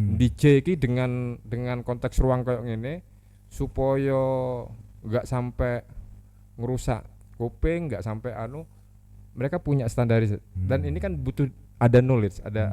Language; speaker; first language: Indonesian; non-native, local second language; Javanese